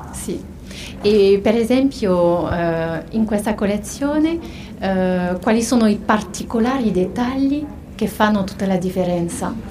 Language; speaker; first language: Italian; non-native, fluent; French